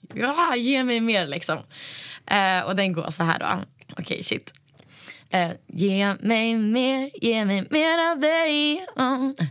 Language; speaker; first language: Swedish; native; Swedish